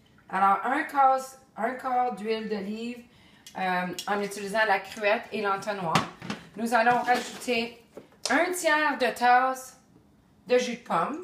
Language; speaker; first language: French; native; French